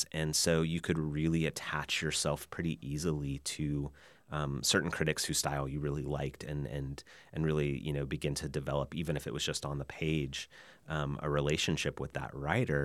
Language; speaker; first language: English; native; English